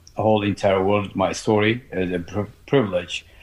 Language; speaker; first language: English; non-native, learner; Amharic